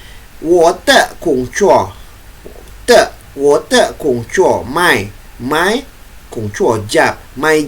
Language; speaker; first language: Chinese; non-native, learner; Indonesian